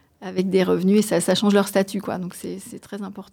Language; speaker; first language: French; native; French